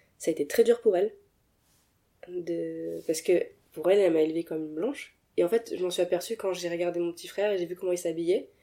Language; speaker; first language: French; native; French